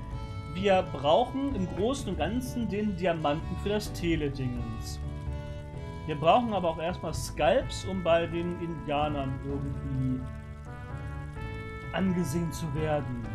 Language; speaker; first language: German; native; German